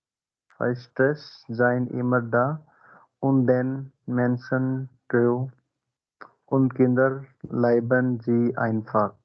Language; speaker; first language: German; non-native, learner; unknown